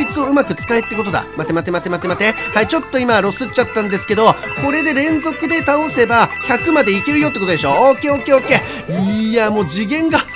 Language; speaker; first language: Japanese; native; Japanese